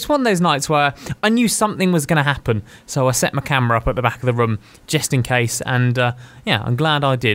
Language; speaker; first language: English; native; English